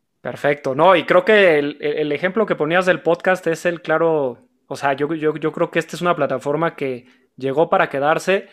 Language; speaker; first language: Spanish; native; Spanish